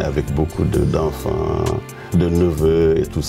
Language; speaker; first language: French; non-native, local second language; Wolof